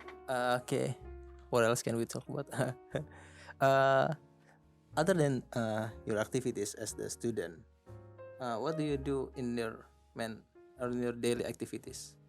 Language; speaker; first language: English; non-native, learner; Indonesian